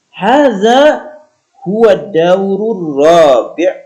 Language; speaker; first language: Arabic; non-native, fluent; Indonesian